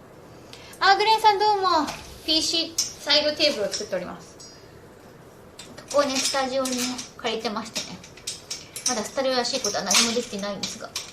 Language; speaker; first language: Japanese; native; Japanese